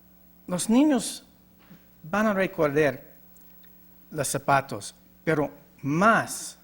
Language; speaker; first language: Spanish; non-native, learner; English